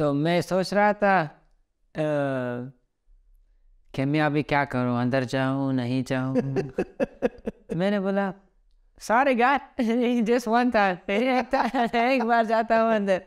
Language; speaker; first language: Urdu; early bilingual, other home language; Pashto